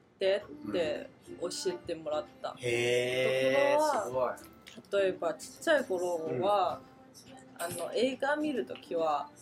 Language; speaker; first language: Japanese; non-native, fluent; Chinese